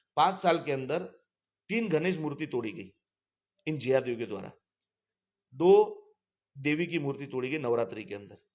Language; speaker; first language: Hindi; non-native, local second language; Gujarati